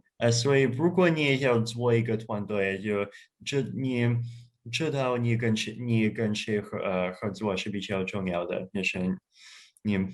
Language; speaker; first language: Chinese; non-native, fluent; Russian